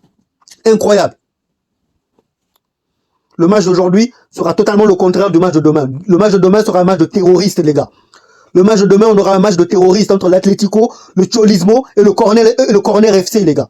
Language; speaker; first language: French; native; French